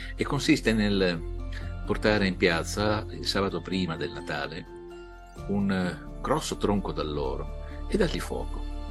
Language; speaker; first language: Italian; non-native, fluent; French